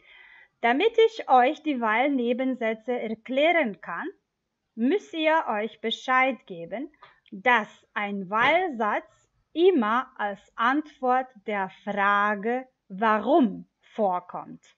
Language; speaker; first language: German; non-native, fluent; Macedonian